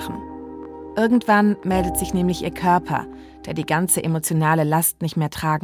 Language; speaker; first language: German; native; German